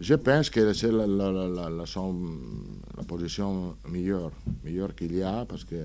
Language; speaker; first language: French; non-native, fluent; Italian